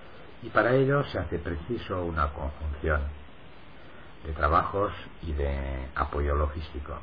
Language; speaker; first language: Spanish; native; Spanish